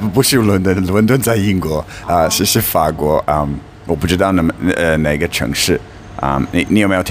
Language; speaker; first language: Chinese; non-native, fluent; English